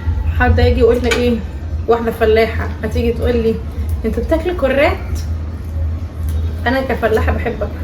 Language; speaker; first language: Arabic; native; Arabic